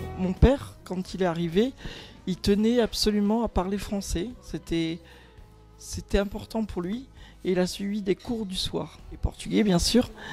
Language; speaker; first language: French; early bilingual, other home language; Portuguese